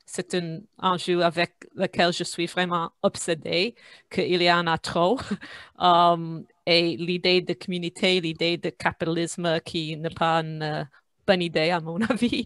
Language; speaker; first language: French; non-native, fluent; English